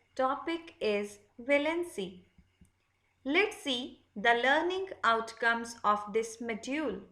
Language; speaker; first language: English; non-native, local second language; Punjabi